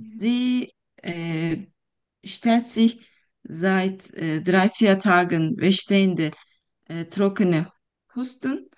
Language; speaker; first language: German; non-native, fluent; Turkish